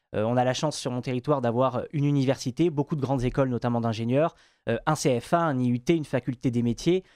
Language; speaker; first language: French; native; French